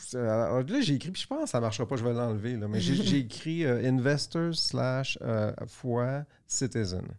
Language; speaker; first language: French; native; French